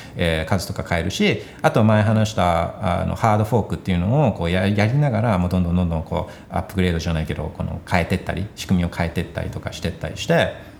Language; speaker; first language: Japanese; early bilingual, heritage; Japanese